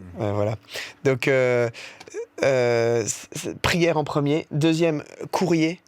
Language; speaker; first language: French; native; French